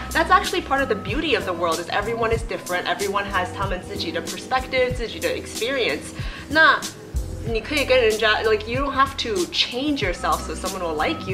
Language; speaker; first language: English; early bilingual, other home language; Chinese